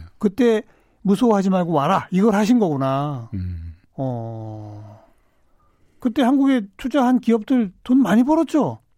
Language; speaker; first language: Korean; native; Korean